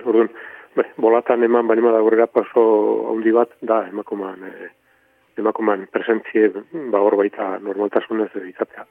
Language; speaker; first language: Basque; native; Basque